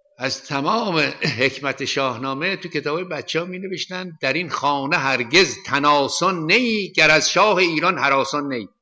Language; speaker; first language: Persian; native; Persian